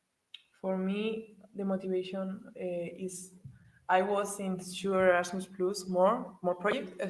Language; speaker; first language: English; non-native, learner; Spanish